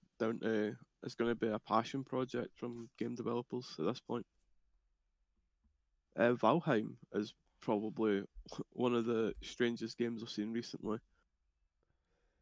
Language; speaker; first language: English; native; English